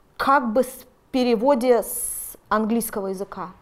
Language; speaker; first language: Russian; native; Russian